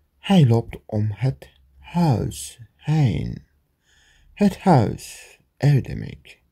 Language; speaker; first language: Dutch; non-native, learner; Turkish